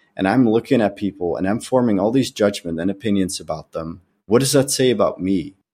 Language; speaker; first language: English; non-native, fluent; Dutch